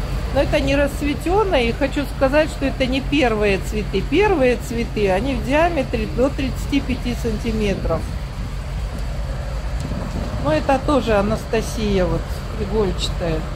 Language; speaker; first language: Russian; native; Russian